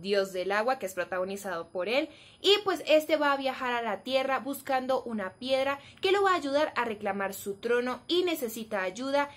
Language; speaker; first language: Spanish; native; Spanish